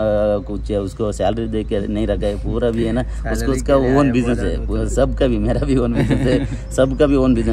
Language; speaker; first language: Hindi; non-native, local second language; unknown